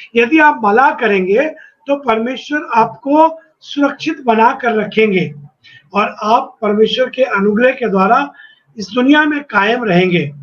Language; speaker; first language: Hindi; native; Hindi